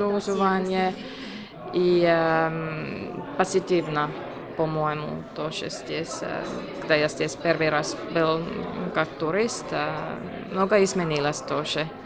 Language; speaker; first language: Russian; non-native, learner; Finnish